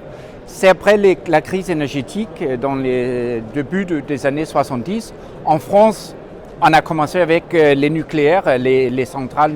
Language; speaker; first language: French; non-native, fluent; Danish